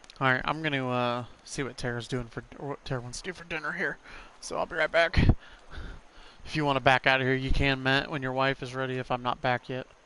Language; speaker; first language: English; native; English